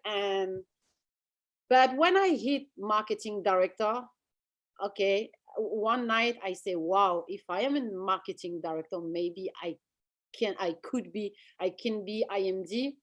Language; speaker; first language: English; non-native, fluent; French